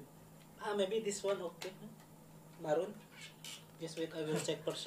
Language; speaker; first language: English; non-native, learner; Indonesian